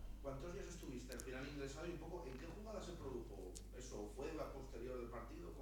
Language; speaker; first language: Spanish; native; Spanish